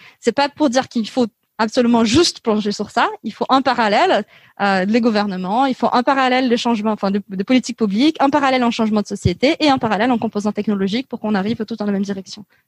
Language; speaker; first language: French; non-native, fluent; Portuguese